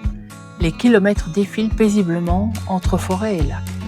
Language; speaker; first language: French; native; French